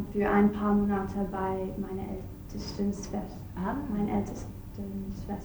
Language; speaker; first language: German; non-native, learner; English